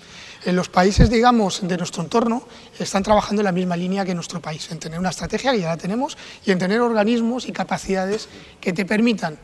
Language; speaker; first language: Spanish; native; Spanish